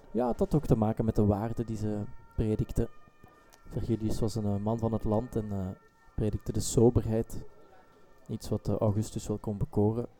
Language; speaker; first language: Dutch; native; Dutch